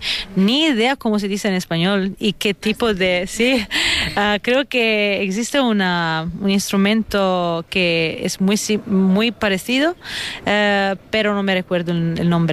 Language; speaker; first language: Spanish; non-native, fluent; Italian